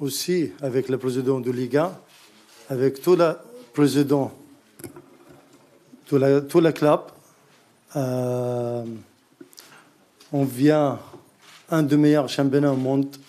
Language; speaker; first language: French; non-native, learner; Arabic